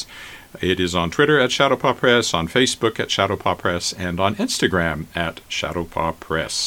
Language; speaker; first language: English; native; English